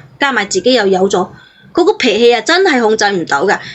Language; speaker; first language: Cantonese; native; Cantonese